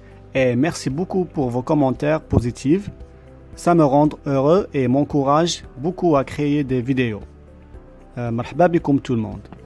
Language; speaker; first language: French; non-native, local second language; Arabic